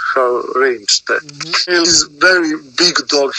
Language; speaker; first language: English; non-native, learner; Serbian